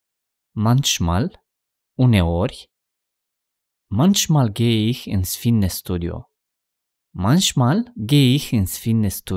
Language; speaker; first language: German; non-native, fluent; Romanian